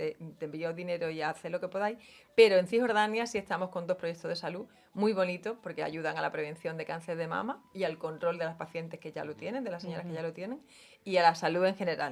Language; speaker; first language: Spanish; native; Spanish